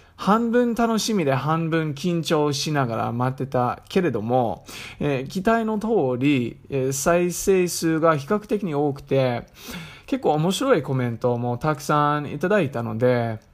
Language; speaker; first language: Japanese; non-native, fluent; English